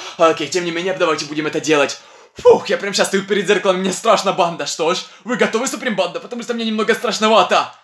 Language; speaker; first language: Russian; non-native, local second language; Ukrainian